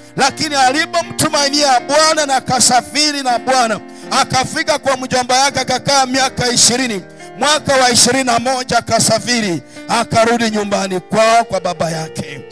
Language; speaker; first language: Swahili; non-native, local second language; Luyia